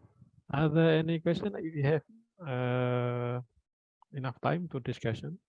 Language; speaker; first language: English; non-native, fluent; Indonesian